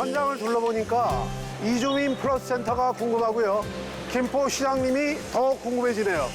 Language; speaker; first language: Korean; native; Korean